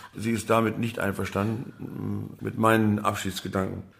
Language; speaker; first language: German; native; German